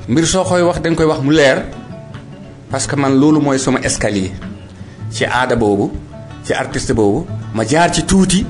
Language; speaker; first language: Wolof; non-native, local second language; Fula